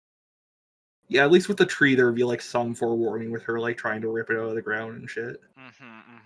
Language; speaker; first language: English; native; English